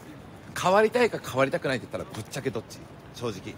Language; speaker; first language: Japanese; native; Japanese